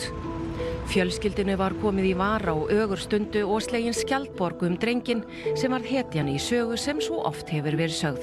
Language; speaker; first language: Icelandic; native; Icelandic